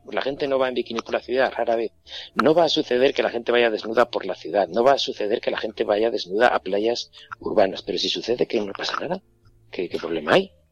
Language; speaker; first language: Spanish; native; Spanish